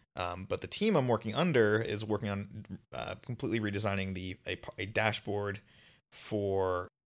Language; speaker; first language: English; native; English